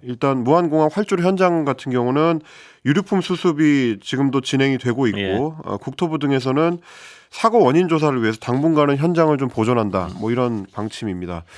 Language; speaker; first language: Korean; native; Korean